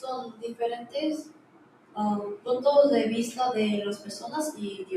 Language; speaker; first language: Spanish; non-native, learner; Korean